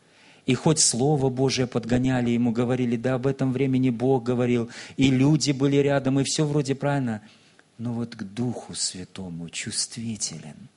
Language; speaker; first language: Russian; native; Russian